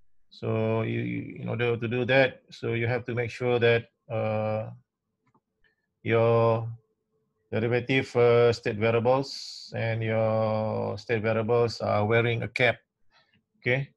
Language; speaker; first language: English; non-native, local second language; Malay